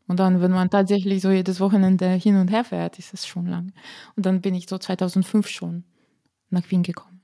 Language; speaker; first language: German; non-native, fluent; Slovenian